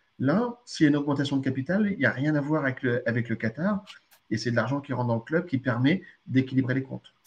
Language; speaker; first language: French; early bilingual, other home language; Arabic